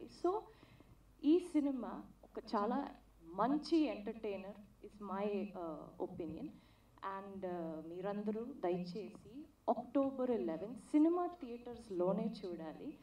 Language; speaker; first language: Telugu; non-native, learner; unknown